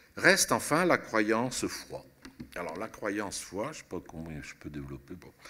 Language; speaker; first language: French; early bilingual, other home language; Italian